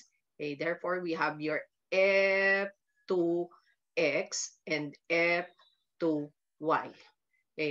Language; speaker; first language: English; non-native, local second language; Filipino